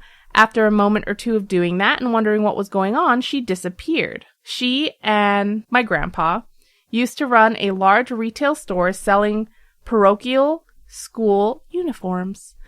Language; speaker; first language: English; native; English